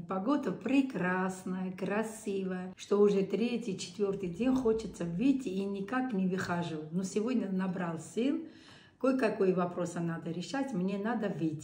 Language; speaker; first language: Russian; non-native, local second language; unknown